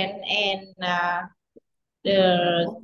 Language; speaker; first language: English; non-native, learner; Vietnamese